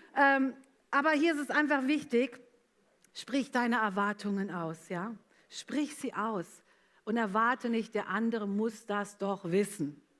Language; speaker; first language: German; early bilingual, other home language; Italian